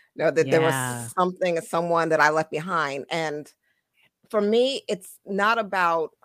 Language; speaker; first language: English; native; English